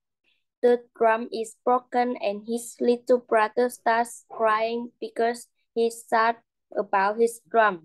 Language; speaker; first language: English; non-native, learner; Vietnamese